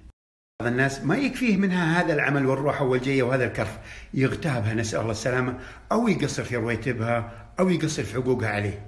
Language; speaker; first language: Arabic; native; Arabic